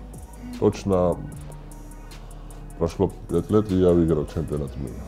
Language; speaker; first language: Russian; non-native, fluent; Georgian